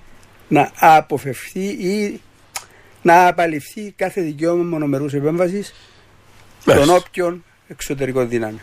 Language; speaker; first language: Greek; native; Greek